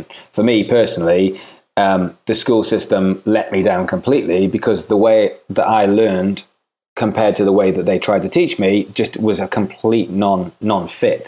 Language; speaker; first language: English; native; English